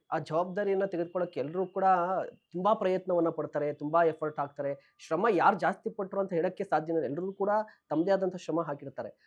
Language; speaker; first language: Kannada; native; Kannada